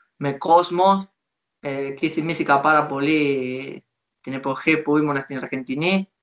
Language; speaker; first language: Greek; non-native, fluent; Spanish